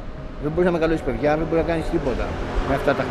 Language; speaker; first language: Greek; native; Greek